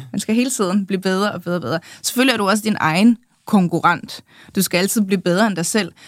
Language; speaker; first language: Danish; early bilingual, other home language; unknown